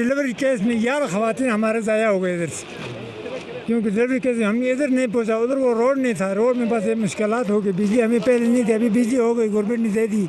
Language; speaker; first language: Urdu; non-native, local second language; Shina